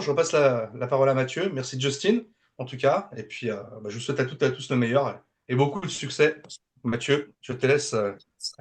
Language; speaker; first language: French; native; French